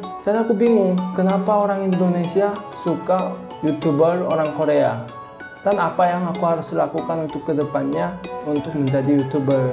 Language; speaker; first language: Indonesian; non-native, fluent; Korean